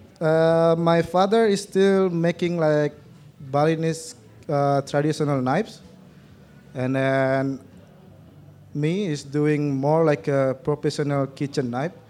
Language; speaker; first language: English; non-native, learner; Indonesian